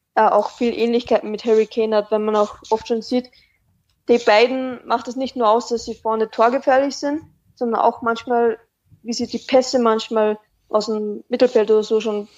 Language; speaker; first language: German; native; German